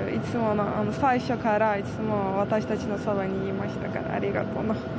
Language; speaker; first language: Japanese; non-native, learner; Turkish